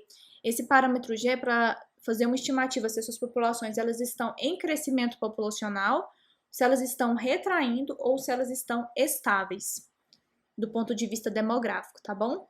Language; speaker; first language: Portuguese; native; Portuguese